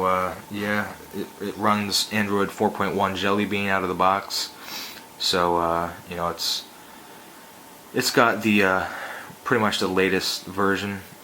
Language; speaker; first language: English; native; English